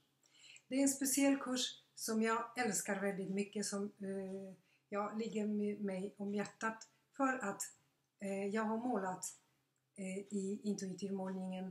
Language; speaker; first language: Swedish; non-native, fluent; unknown